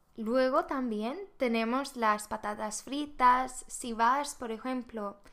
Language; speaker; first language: Spanish; non-native, fluent; Swedish